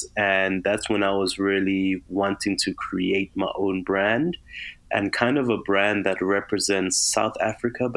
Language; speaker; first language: English; native; English